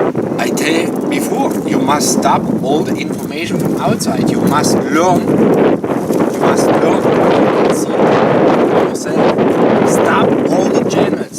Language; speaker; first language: English; non-native, learner; German